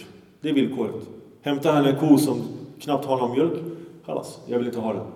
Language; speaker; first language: Swedish; early bilingual, other home language; Arabic